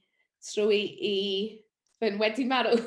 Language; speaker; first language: Welsh; non-native, learner; English